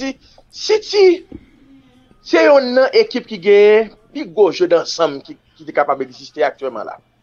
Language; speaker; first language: French; non-native, local second language; Haitian Creole